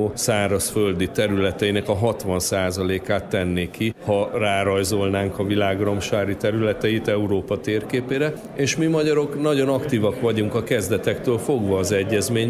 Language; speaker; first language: Hungarian; native; Hungarian